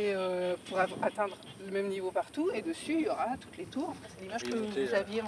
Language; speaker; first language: French; native; French